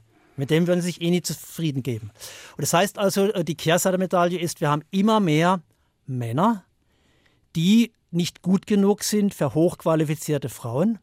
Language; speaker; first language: German; native; German